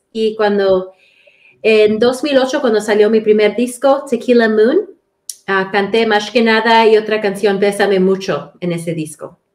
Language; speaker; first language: Spanish; early bilingual, heritage; Spanish